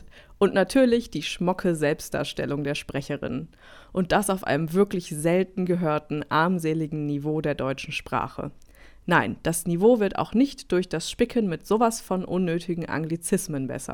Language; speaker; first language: German; native; German